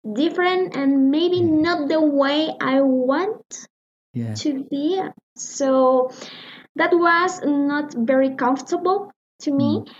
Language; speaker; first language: English; non-native, learner; Spanish